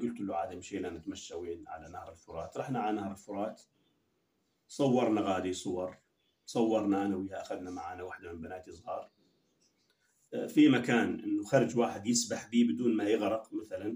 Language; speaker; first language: Arabic; native; Arabic